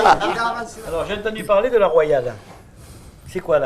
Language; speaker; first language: French; native; French